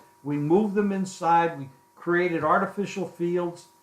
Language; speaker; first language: English; native; English